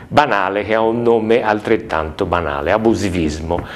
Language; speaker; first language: Italian; native; Italian